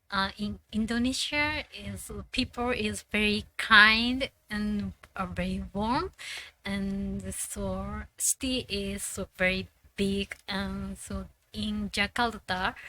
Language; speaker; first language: English; non-native, learner; Japanese